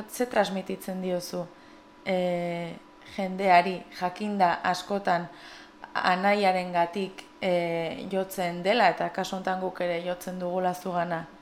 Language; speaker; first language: Basque; native; Basque